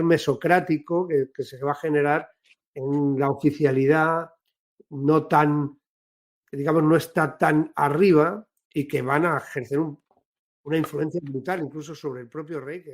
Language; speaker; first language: Spanish; native; Spanish